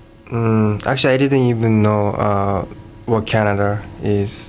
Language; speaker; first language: English; non-native, learner; Japanese